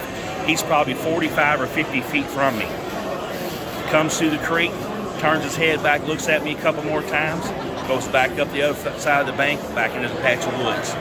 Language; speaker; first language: English; native; English